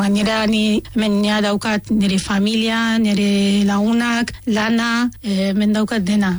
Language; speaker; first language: Basque; non-native, fluent; Arabic